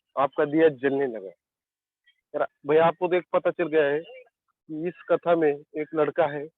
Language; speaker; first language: Hindi; non-native, local second language; Marathi